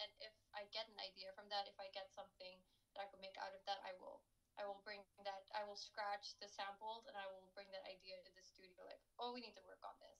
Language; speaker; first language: English; non-native, local second language; Urdu